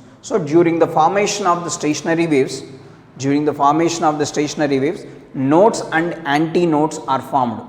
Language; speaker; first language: English; non-native, local second language; Telugu